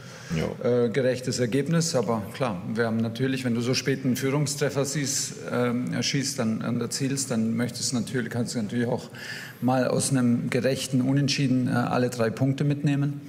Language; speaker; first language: German; native; German